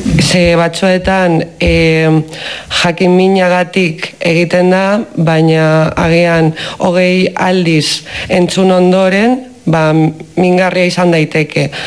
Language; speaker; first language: Basque; non-native, fluent; Russian